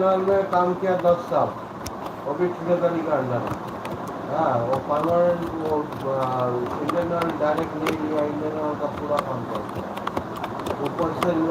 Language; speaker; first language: Hindi; non-native, local second language; Santali